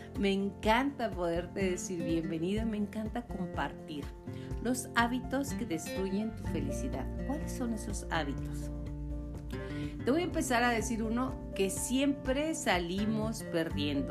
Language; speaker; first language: Spanish; native; Spanish